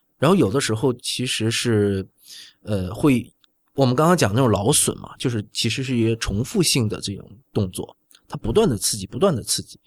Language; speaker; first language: Chinese; native; Chinese